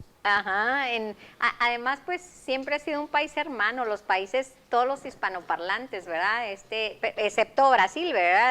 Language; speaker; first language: Spanish; native; Spanish